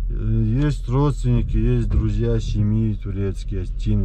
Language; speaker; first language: Russian; native; Russian